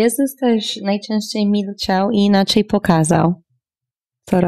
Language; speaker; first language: Polish; non-native, fluent; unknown